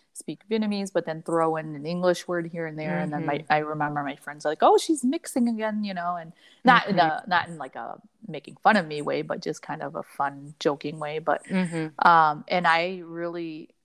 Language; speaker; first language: English; early bilingual, other home language; Cantonese